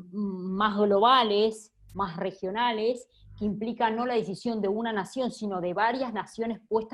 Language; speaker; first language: Spanish; native; Spanish